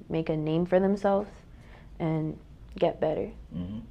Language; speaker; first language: English; native; English